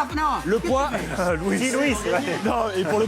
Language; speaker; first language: French; native; French